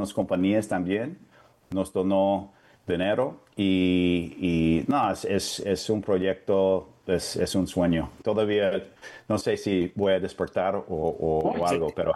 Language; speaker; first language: Spanish; non-native, fluent; English